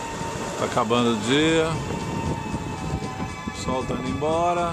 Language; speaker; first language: Portuguese; native; Portuguese